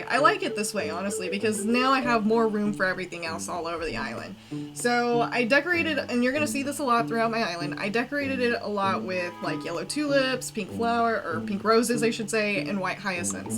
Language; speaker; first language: English; native; English